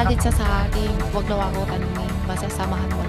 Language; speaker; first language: Filipino; non-native, learner; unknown